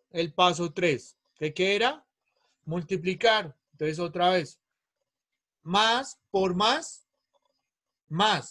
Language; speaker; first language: Spanish; native; Spanish